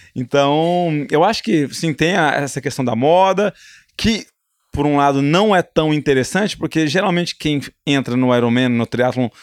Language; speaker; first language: Portuguese; native; Portuguese